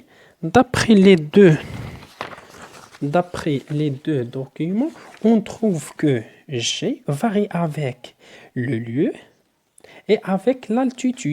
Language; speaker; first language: French; non-native, local second language; Arabic